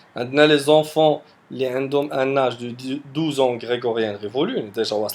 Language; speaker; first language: French; non-native, local second language; Arabic